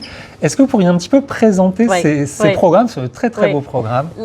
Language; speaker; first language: French; native; French